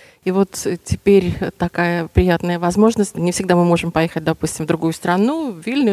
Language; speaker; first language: Russian; native; Russian